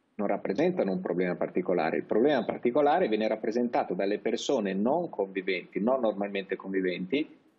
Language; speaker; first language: Italian; native; Italian